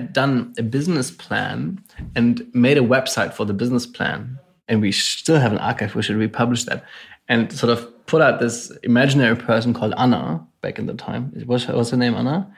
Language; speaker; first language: English; non-native, fluent; German